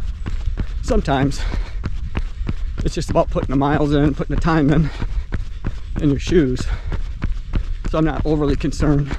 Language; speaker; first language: English; native; English